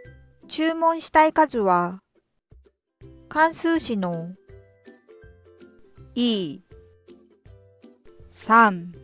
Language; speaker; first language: Japanese; non-native, fluent; Korean